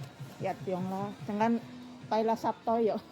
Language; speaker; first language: Cantonese; non-native, fluent; Indonesian